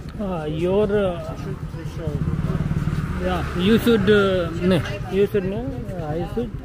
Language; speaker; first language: English; non-native, learner; Hindi